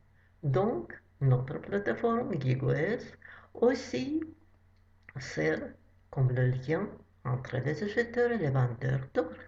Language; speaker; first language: French; non-native, fluent; Russian